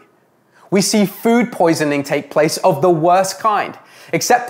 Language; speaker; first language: English; native; English